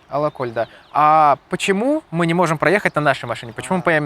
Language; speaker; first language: Russian; native; Russian